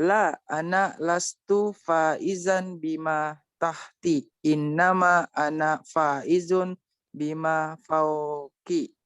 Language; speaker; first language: Arabic; non-native, learner; Indonesian